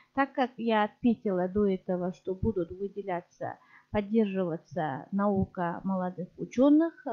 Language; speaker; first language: Russian; non-native, local second language; Kazakh